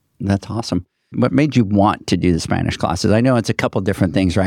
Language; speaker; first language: English; native; English